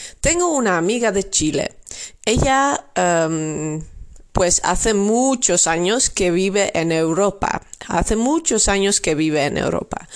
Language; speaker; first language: Spanish; non-native, fluent; Dutch